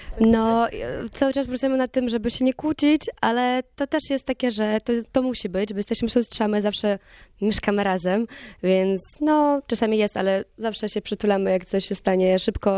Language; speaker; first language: Polish; non-native, learner; Ukrainian